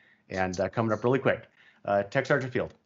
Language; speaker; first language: English; native; English